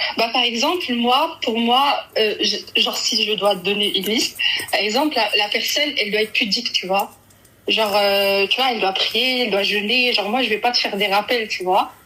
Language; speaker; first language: French; early bilingual, other home language; Arabic